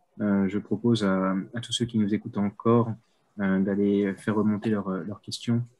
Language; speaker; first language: French; native; French